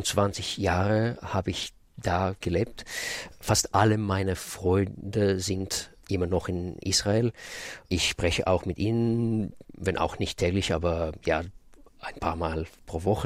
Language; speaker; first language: German; non-native, fluent; Russian